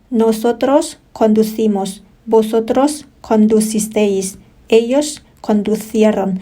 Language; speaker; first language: Spanish; non-native, fluent; Thai